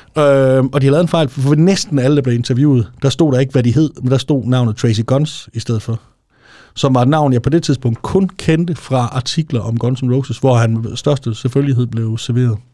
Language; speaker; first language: Danish; native; Danish